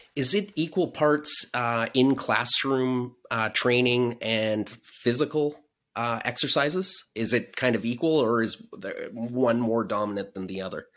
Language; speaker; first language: English; native; English